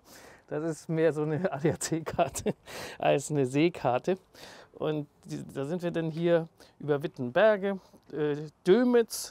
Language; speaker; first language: German; native; German